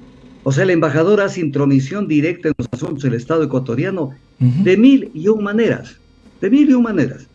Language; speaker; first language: Spanish; native; Spanish